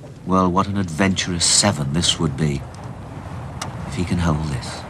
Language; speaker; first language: English; native; English